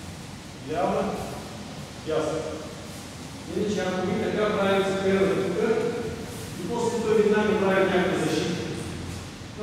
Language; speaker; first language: Bulgarian; non-native, learner; Russian